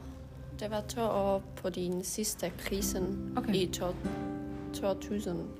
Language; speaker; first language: Danish; non-native, learner; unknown